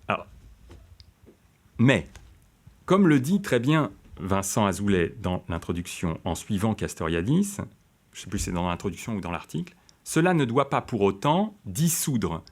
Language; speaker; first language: French; native; French